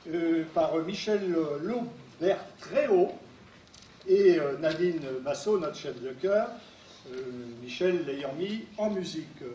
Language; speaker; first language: French; native; French